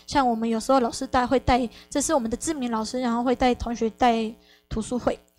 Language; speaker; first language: Chinese; non-native, fluent; Spanish